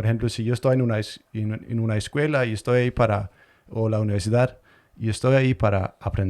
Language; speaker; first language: Spanish; non-native, fluent; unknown